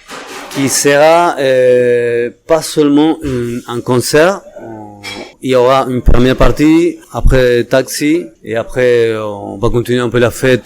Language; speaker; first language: French; non-native, fluent; Spanish